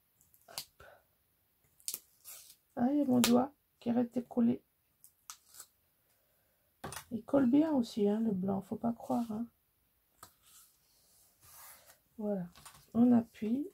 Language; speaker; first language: French; native; French